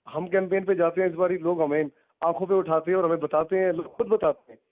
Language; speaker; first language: Hindi; non-native, local second language; Punjabi